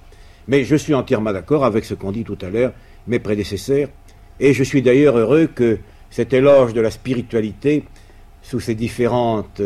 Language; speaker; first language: French; native; French